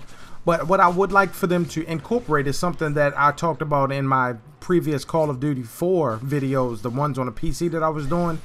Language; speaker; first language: English; native; English